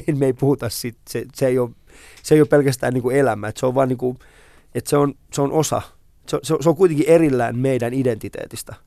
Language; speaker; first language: Finnish; early bilingual, other home language; Persian